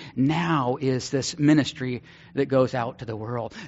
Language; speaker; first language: English; native; English